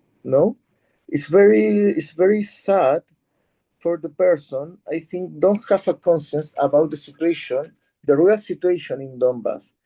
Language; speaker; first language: English; non-native, learner; Spanish